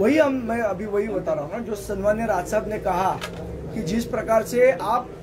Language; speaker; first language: Hindi; non-native, local second language; Marathi